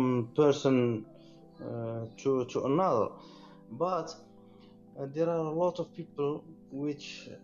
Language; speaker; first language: English; non-native, learner; Arabic